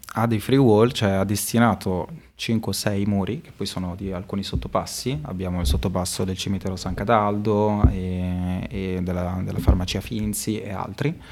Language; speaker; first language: Italian; native; Italian